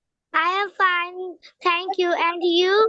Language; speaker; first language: English; non-native, learner; Bangla